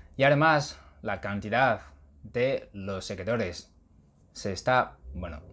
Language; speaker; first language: Spanish; non-native, fluent; Chinese